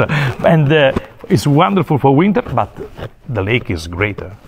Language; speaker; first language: English; non-native, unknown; Italian